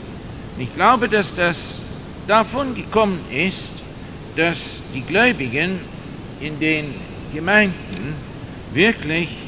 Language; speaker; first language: German; non-native, fluent; English